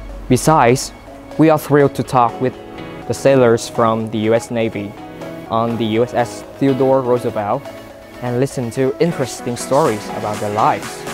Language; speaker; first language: English; non-native, fluent; Vietnamese